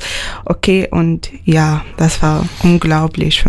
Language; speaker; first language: German; non-native, learner; Arabic